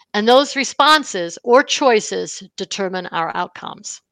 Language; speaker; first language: English; native; English